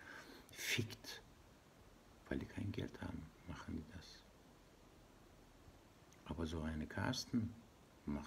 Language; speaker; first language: German; non-native, learner; Persian